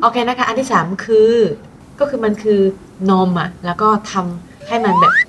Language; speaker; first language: Thai; non-native, fluent; Chinese